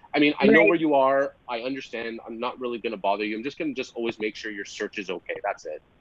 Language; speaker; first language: English; native; English